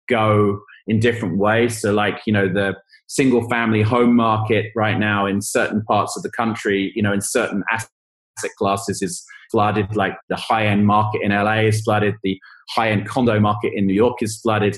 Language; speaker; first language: English; native; English